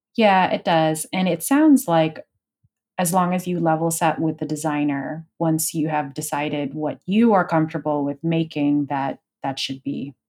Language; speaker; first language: English; native; English